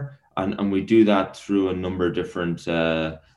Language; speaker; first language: English; native; English